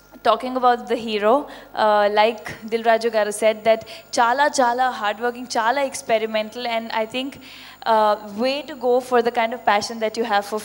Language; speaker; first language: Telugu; non-native, fluent; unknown